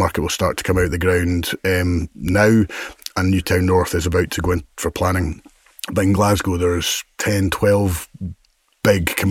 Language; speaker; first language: English; native; English